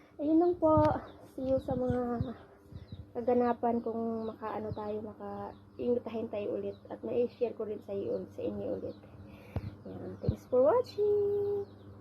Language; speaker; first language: Filipino; native; Filipino